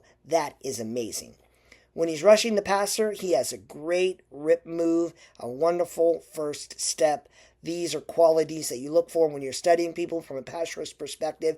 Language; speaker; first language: English; native; English